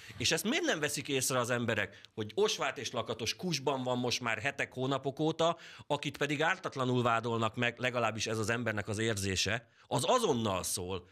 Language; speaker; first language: Hungarian; native; Hungarian